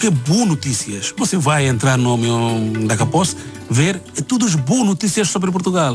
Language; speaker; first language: Portuguese; non-native, learner; Bangla